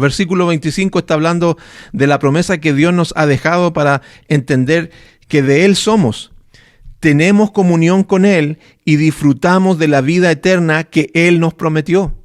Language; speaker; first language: Spanish; native; Spanish